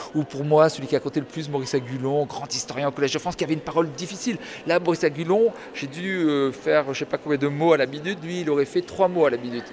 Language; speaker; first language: French; native; French